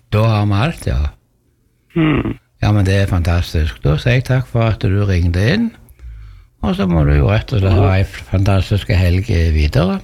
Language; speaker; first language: Norwegian; native; Norwegian